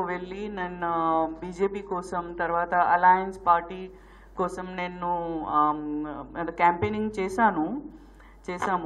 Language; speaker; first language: Telugu; non-native, learner; Gujarati